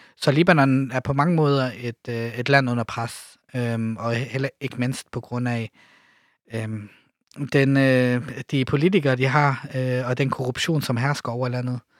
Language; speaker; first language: Danish; early bilingual, other home language; Arabic